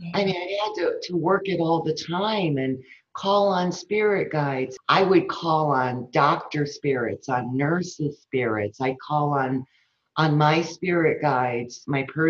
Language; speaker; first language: English; early bilingual, other home language; Spanish